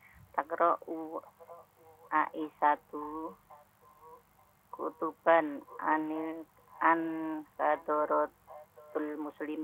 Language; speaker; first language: Arabic; non-native, learner; Indonesian